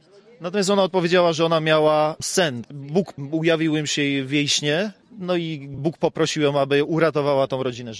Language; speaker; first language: Polish; native; Polish